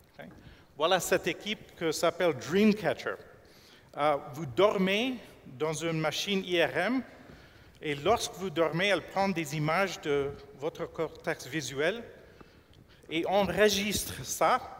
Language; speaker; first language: French; non-native, fluent; English